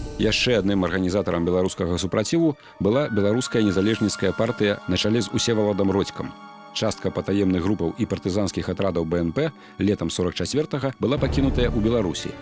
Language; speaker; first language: Belarusian; native; Belarusian